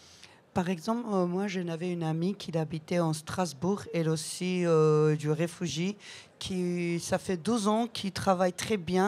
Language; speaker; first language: French; non-native, learner; Georgian